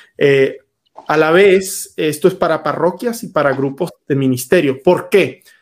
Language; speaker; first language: Spanish; native; Spanish